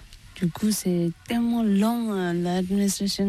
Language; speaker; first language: French; non-native, learner; Tibetan